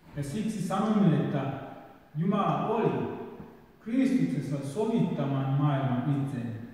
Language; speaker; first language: Finnish; non-native, fluent; Swahili